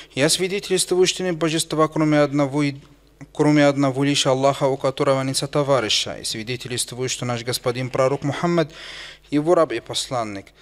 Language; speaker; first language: Russian; non-native, fluent; Arabic